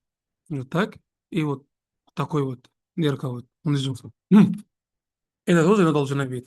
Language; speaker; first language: Russian; non-native, fluent; Arabic